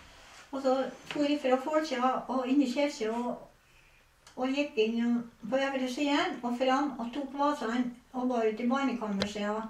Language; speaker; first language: Norwegian; native; Norwegian